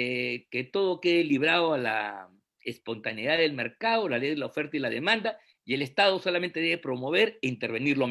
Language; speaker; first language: Spanish; native; Spanish